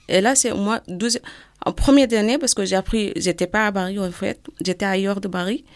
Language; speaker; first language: French; non-native, learner; Arabic